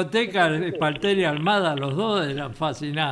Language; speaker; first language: Spanish; native; Spanish